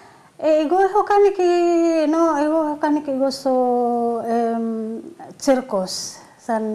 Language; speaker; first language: Greek; early bilingual, other home language; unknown